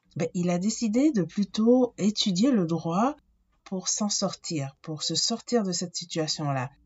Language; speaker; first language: French; native; French